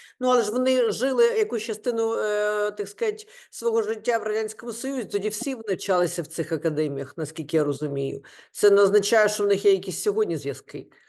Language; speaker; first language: Ukrainian; non-native, local second language; Russian